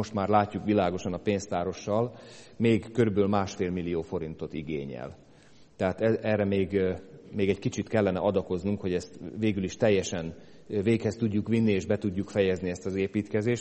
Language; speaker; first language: Hungarian; native; Hungarian